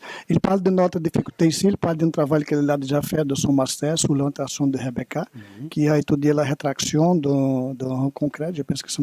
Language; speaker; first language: French; non-native, learner; Portuguese